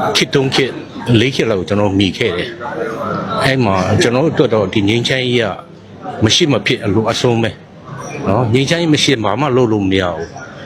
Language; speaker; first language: Burmese; non-native, local second language; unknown